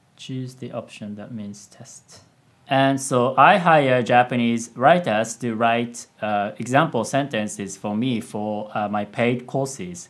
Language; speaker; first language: English; non-native, fluent; Japanese